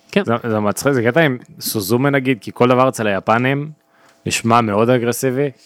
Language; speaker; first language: Hebrew; native; Hebrew